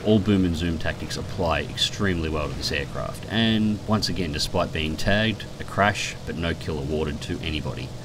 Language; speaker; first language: English; native; English